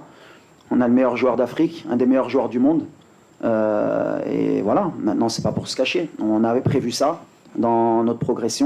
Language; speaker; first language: French; native; French